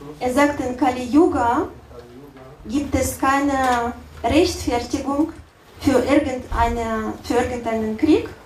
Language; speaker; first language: German; non-native, learner; Russian